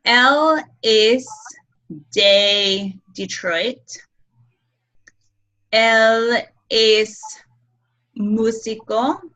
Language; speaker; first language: Spanish; non-native, fluent; English